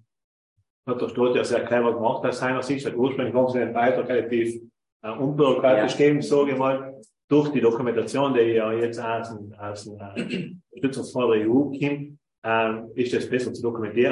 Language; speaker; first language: German; native; German